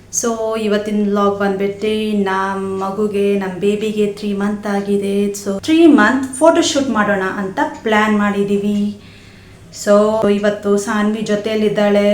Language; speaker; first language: Kannada; non-native, local second language; Konkani